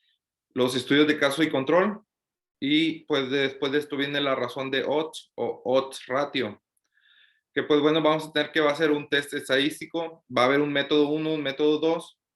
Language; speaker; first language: Spanish; native; Spanish